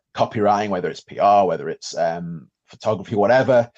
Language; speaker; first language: English; native; English